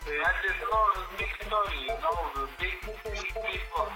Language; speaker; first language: English; non-native, learner; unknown